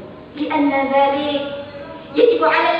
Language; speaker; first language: Arabic; non-native, fluent; Indonesian